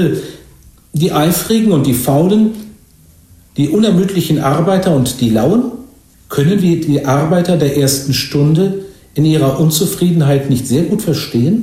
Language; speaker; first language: German; native; German